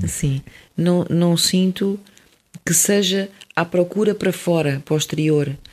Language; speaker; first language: Portuguese; early bilingual, other home language; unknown